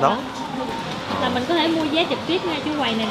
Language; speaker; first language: Vietnamese; native; Vietnamese